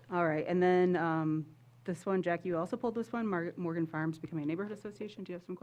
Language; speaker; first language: English; native; English